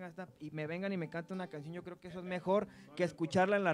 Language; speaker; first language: Spanish; native; Spanish